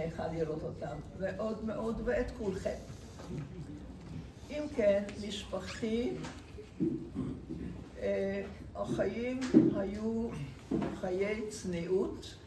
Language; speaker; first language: Hebrew; non-native, fluent; Hungarian